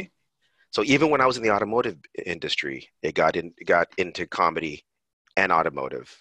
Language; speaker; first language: English; native; English